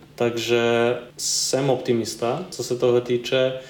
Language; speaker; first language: Czech; non-native, fluent; Serbian